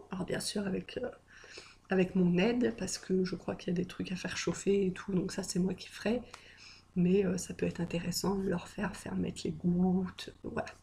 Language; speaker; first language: French; native; French